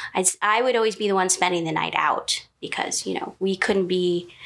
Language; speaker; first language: English; native; English